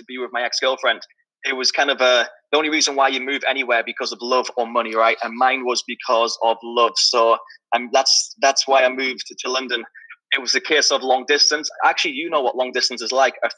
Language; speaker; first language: English; native; English